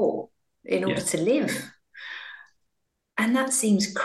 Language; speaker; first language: English; native; English